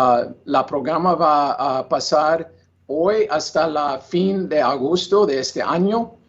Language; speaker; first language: Spanish; non-native, learner; English